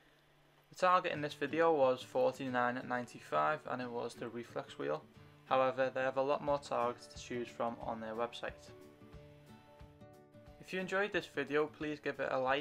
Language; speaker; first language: English; native; English